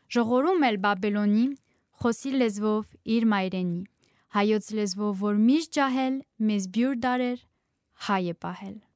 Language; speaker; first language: Armenian; early bilingual, heritage; Armenian